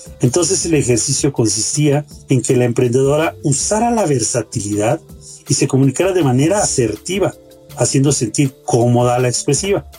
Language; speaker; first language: Spanish; native; Spanish